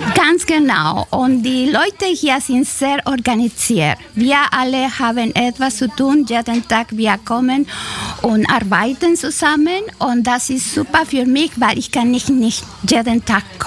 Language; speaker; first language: German; non-native, learner; Spanish